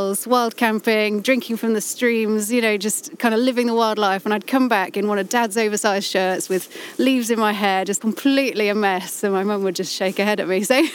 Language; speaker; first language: English; native; English